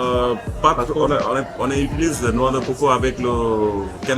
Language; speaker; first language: French; non-native, learner; Bangla